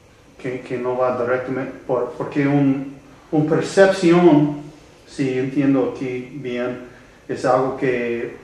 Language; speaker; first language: Spanish; non-native, learner; English